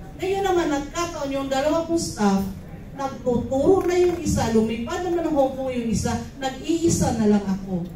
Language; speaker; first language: Filipino; non-native, local second language; Cebuano